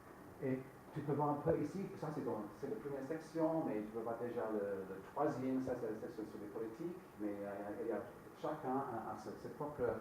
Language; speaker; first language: French; non-native, fluent; English